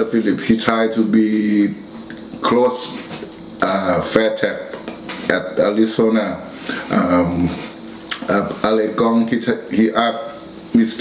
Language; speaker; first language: English; non-native, learner; Thai